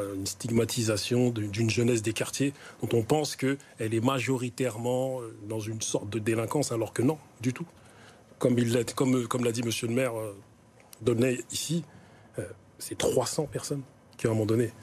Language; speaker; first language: French; native; French